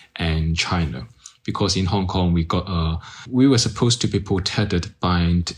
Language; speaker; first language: English; non-native, local second language; Cantonese